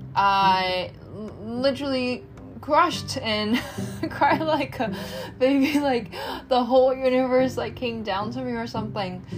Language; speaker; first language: English; non-native, fluent; Japanese